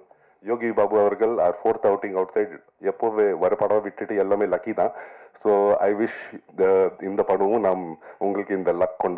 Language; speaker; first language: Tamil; non-native, local second language; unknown